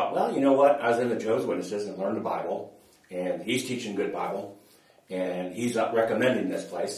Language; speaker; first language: English; native; English